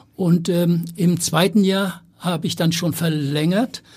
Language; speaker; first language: German; native; German